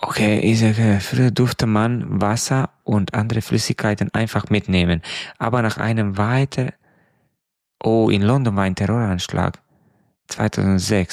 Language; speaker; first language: German; non-native, fluent; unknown